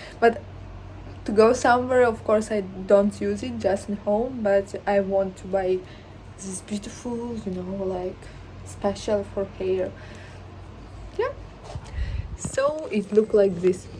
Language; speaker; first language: English; non-native, learner; Ukrainian